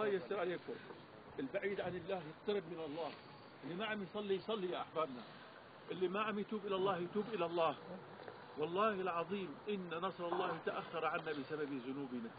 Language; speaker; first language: Arabic; native; Arabic